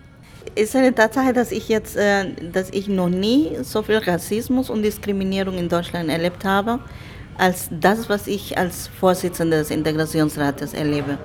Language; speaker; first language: German; non-native, fluent; Spanish